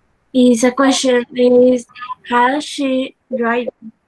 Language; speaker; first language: English; non-native, learner; Spanish